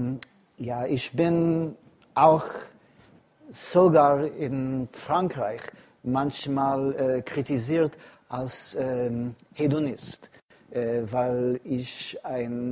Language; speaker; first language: German; non-native, fluent; English